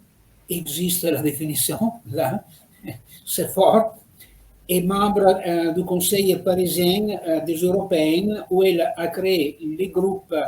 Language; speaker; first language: French; non-native, fluent; Italian